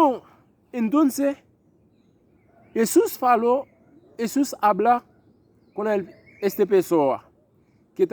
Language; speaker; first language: Spanish; non-native, learner; Haitian Creole